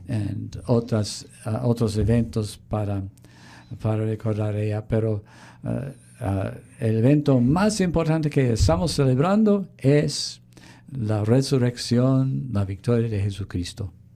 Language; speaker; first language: Spanish; non-native, fluent; English